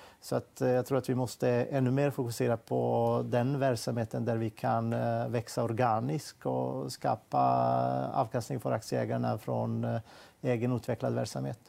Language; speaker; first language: Swedish; non-native, fluent; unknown